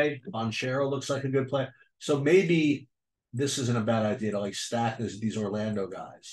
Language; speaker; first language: English; native; English